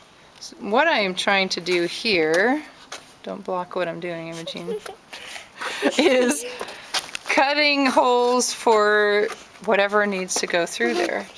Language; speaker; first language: English; native; English